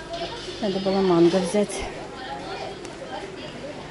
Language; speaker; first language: Russian; native; Russian